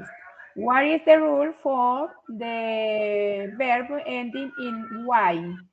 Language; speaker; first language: English; non-native, fluent; Spanish